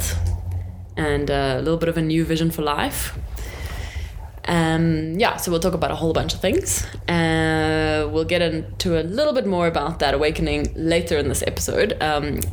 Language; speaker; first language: English; native; English